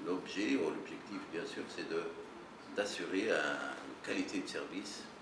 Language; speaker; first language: French; non-native, local second language; Arabic